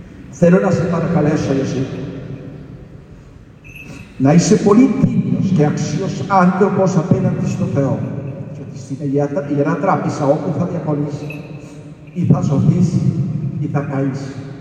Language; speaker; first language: Greek; non-native, fluent; Spanish